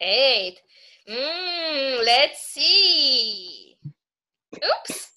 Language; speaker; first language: English; non-native, fluent; Russian